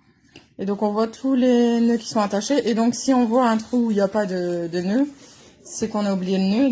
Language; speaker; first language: French; native; French